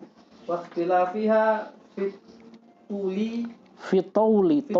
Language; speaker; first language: Arabic; non-native, learner; Indonesian